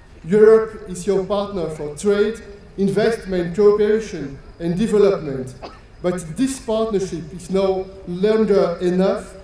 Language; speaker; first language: English; non-native, fluent; French